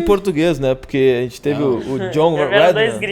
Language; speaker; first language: Portuguese; native; Portuguese